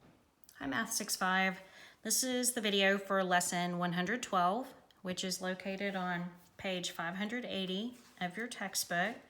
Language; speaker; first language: English; native; English